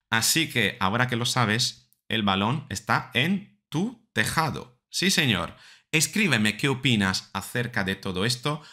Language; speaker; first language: Spanish; non-native, fluent; Italian